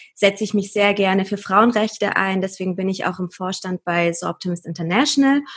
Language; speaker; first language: German; early bilingual, other home language; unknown